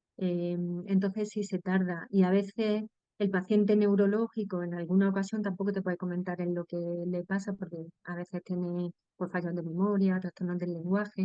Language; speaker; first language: Spanish; native; Spanish